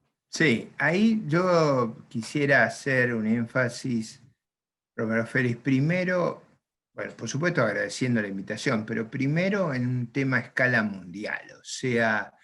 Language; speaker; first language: Spanish; native; Spanish